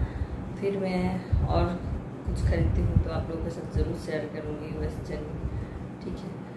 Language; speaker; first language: Hindi; non-native, local second language; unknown